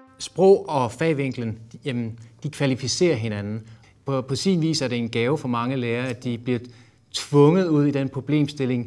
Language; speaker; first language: Danish; native; Danish